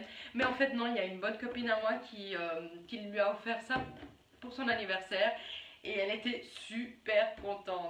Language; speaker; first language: French; native; French